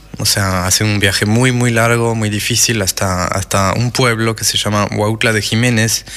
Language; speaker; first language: Spanish; non-native, fluent; French